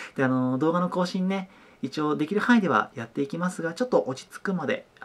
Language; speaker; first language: Japanese; native; Japanese